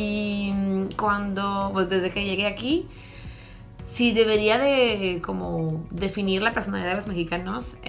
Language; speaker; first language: Spanish; non-native, fluent; French